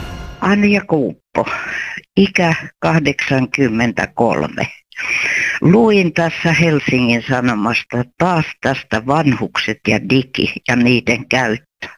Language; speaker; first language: Finnish; native; Finnish